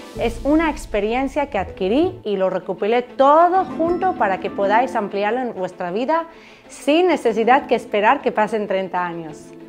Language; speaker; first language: Spanish; non-native, fluent; Hebrew